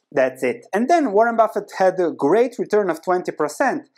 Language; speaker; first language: English; non-native, fluent; Croatian